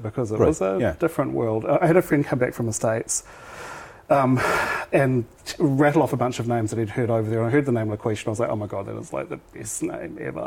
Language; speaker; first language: English; native; English